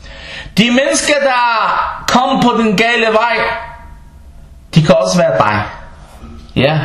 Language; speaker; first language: Danish; non-native, fluent; Arabic